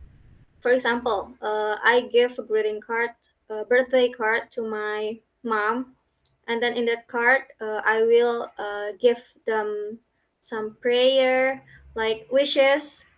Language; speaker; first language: English; non-native, local second language; Indonesian